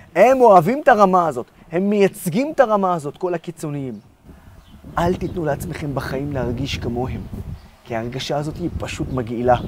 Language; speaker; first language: Hebrew; non-native, local second language; Arabic